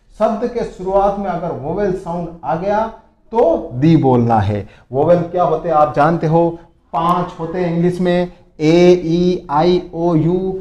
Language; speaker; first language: Hindi; native; Hindi